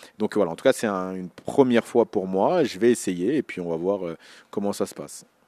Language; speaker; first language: French; native; French